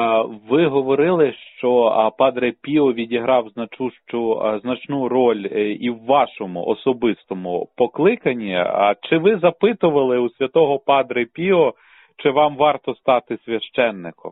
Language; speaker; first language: Ukrainian; native; Ukrainian